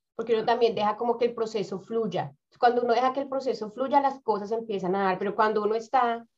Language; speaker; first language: Spanish; native; Spanish